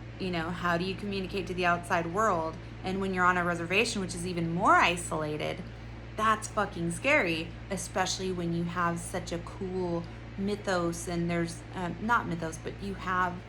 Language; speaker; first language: English; native; English